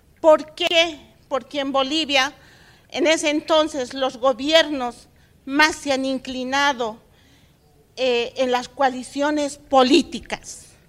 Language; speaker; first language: Spanish; non-native, local second language; Aymara